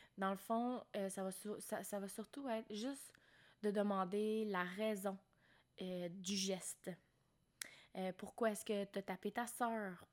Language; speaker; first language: French; native; French